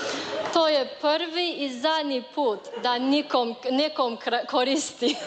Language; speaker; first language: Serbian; non-native, learner; Chinese